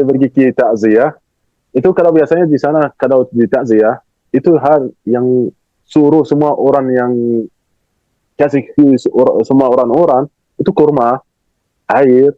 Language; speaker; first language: Indonesian; non-native, fluent; Arabic